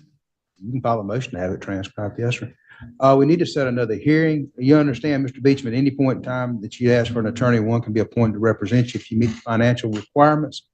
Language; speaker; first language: English; native; English